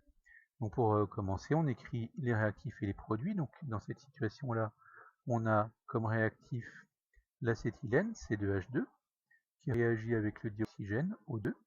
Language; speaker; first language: French; native; French